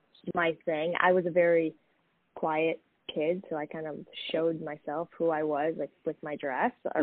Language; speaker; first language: English; native; English